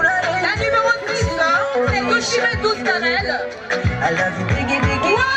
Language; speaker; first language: French; non-native, local second language; Rundi